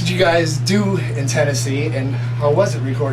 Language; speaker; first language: English; native; English